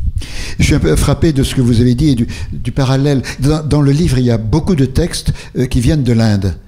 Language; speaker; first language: French; native; French